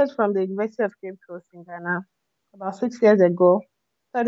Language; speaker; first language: English; non-native, local second language; Igbo